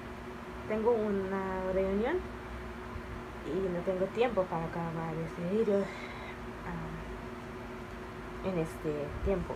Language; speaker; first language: Spanish; non-native, learner; English